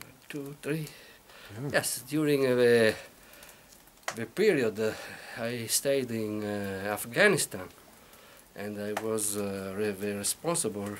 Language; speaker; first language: English; non-native, learner; Italian